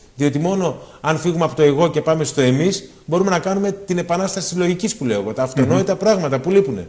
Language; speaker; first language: Greek; native; Greek